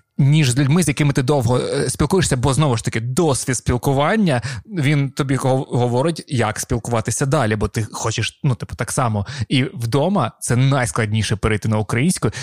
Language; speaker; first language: Ukrainian; non-native, local second language; Russian